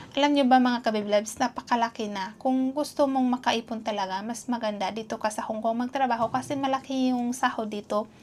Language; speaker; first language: Filipino; non-native, local second language; Cebuano